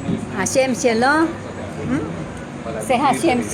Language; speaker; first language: Hebrew; non-native, learner; Filipino